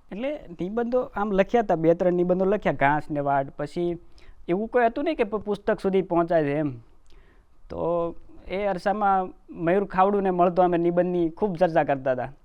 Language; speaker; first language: Gujarati; native; Gujarati